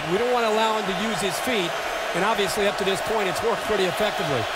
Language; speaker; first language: English; native; English